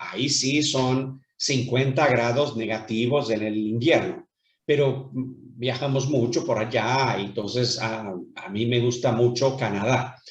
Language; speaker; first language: Spanish; non-native, fluent; Portuguese